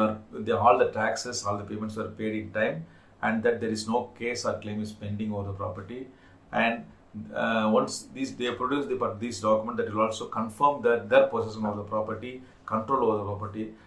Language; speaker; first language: English; non-native, local second language; Tamil